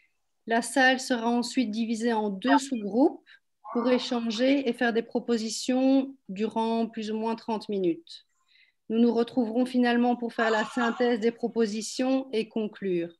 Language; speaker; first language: French; native; French